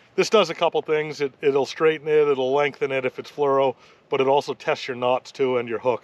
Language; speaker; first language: English; native; English